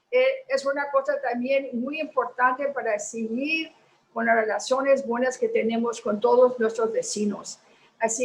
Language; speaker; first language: Spanish; early bilingual, heritage; Spanish